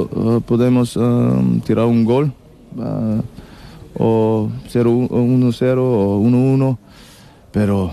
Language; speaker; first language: Spanish; non-native, learner; German